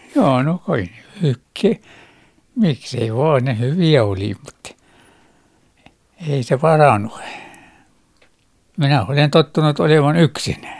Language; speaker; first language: Finnish; non-native, local second language; Swedish